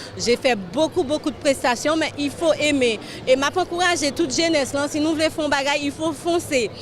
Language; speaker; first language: French; non-native, local second language; Haitian Creole